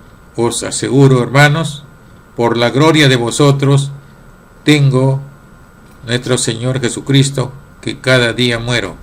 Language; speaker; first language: Spanish; native; Spanish